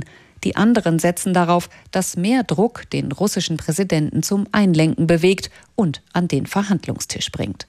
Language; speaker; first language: German; native; German